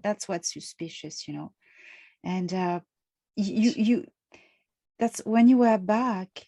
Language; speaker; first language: English; non-native, fluent; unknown